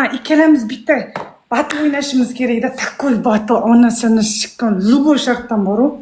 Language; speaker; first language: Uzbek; non-native, local second language; Kara-Kalpak